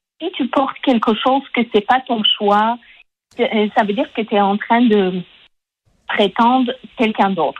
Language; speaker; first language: French; non-native, local second language; Persian